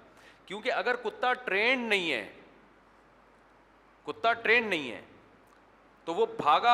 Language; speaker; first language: Urdu; native; Urdu